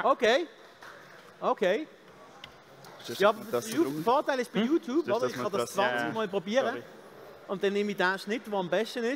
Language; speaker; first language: German; native; German